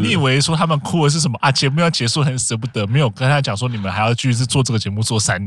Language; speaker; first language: Chinese; native; Chinese